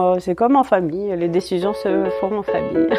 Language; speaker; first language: French; native; French